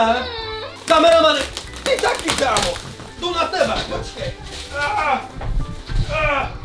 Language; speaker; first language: Czech; native; Czech